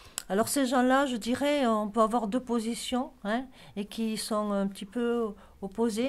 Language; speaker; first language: French; native; French